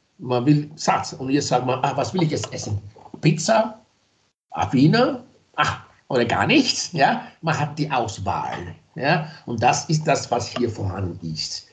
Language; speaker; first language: German; non-native, fluent; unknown